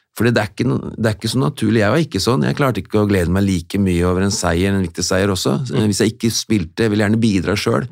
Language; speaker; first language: Norwegian; native; Norwegian